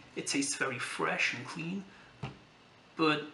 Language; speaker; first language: English; native; English